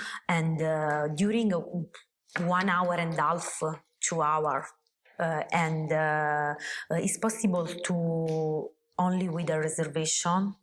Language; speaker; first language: English; non-native, learner; Italian